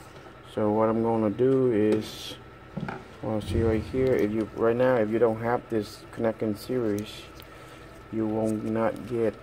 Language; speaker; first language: English; non-native, fluent; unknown